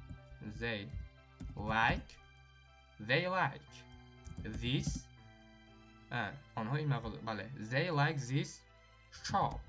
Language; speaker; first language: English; non-native, fluent; Tajik